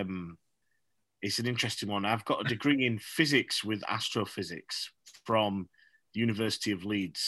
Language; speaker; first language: English; native; English